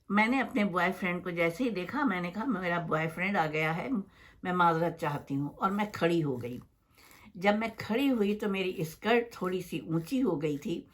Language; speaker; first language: Urdu; native; Urdu